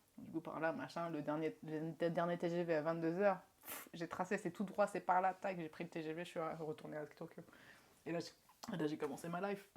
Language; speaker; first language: French; early bilingual, other home language; Japanese